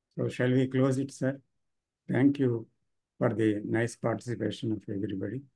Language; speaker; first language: English; non-native, local second language; Telugu